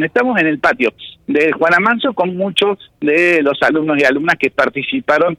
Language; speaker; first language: Spanish; native; Spanish